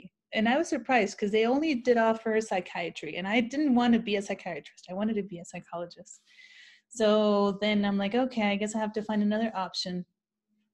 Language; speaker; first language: English; non-native, fluent; Spanish